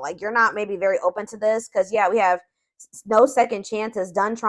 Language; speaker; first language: English; native; English